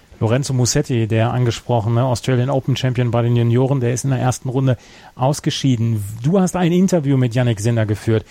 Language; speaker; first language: German; native; German